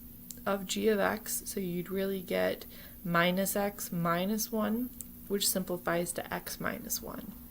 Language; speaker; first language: English; native; English